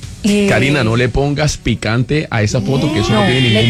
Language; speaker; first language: Spanish; native; Spanish